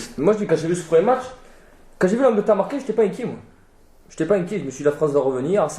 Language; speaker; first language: French; native; French